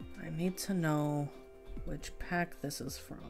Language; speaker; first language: English; native; English